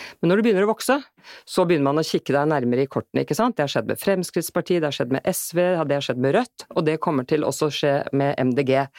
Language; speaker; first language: Norwegian; native; Norwegian